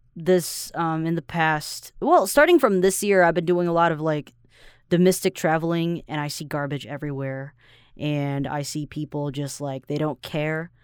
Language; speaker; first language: English; non-native, fluent; Chinese